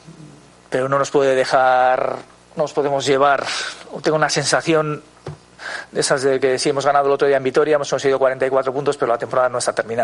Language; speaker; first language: Spanish; native; Spanish